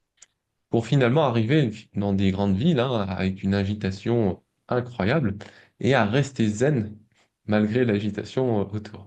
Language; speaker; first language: French; native; French